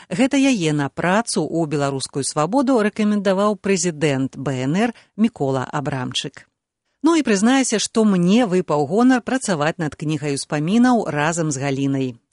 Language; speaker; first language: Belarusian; native; Belarusian